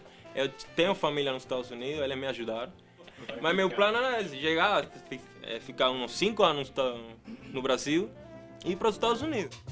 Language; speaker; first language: Portuguese; non-native, fluent; Spanish